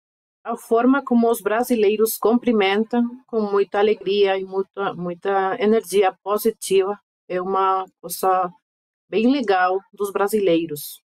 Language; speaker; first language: Portuguese; non-native, fluent; Spanish